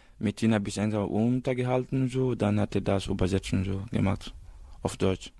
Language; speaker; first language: German; non-native, learner; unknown